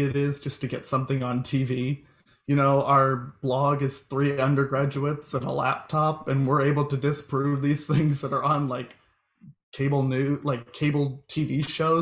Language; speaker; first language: English; native; English